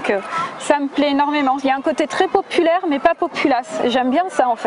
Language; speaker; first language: French; native; French